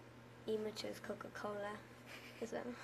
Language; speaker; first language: Spanish; non-native, learner; English